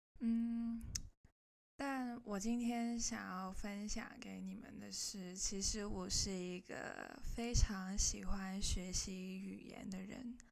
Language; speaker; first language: Chinese; non-native, local second language; Cantonese